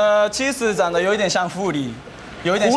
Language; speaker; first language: Chinese; non-native, fluent; Japanese